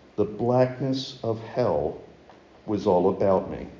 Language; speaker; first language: English; native; English